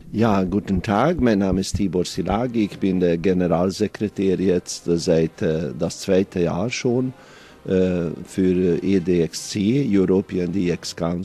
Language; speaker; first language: German; non-native, fluent; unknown